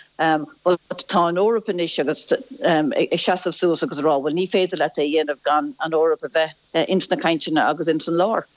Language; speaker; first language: Irish; non-native, local second language; English